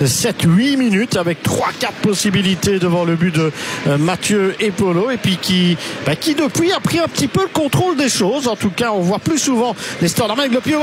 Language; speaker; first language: French; native; French